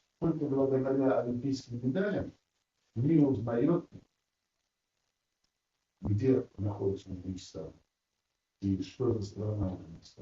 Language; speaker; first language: Russian; non-native, local second language; Uzbek